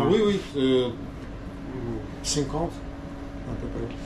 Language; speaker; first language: French; non-native, learner; Russian